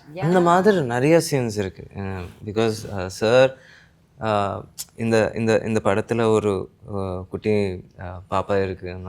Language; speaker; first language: Tamil; non-native, learner; Telugu